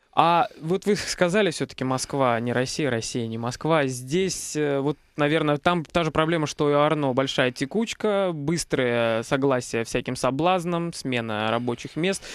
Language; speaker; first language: Russian; native; Russian